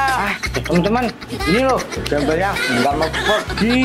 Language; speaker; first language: Indonesian; native; Indonesian